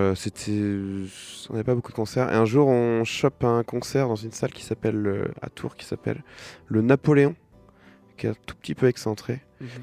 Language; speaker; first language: French; native; French